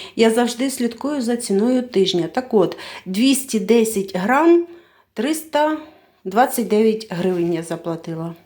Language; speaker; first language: Ukrainian; non-native, local second language; Russian